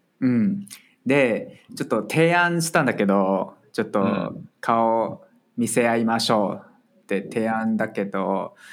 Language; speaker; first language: Japanese; non-native, fluent; Chinese